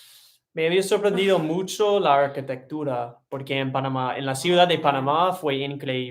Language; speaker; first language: Spanish; non-native, learner; English